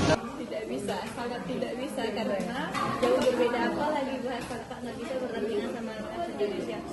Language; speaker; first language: Indonesian; non-native, local second language; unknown